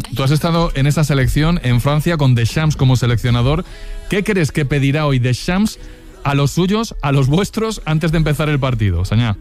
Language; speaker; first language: Spanish; native; Spanish